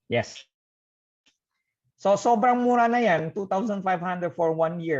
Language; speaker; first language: Filipino; non-native, fluent; Indonesian